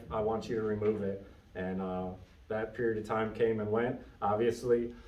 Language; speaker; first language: English; native; English